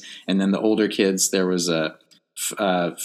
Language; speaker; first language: English; native; English